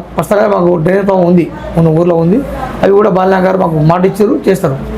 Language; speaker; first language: Telugu; non-native, local second language; Lambadi